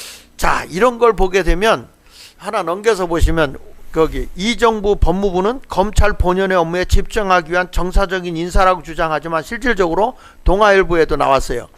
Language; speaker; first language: Korean; native; Korean